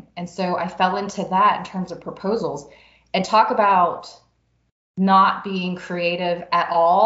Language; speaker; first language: English; native; English